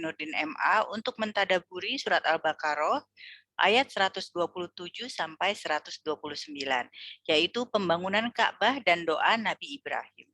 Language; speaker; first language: Indonesian; native; Indonesian